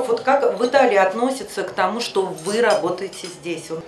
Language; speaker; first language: Russian; native; Russian